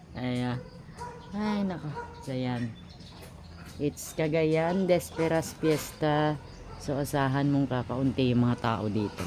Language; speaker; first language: Filipino; native; Filipino